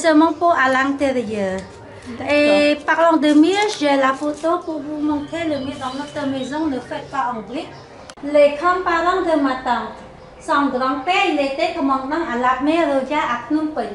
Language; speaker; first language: French; non-native, fluent; Khmer